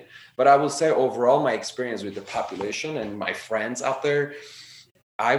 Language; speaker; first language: English; non-native, fluent; Armenian